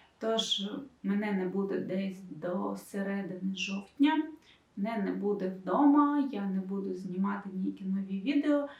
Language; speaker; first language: Ukrainian; non-native, local second language; Russian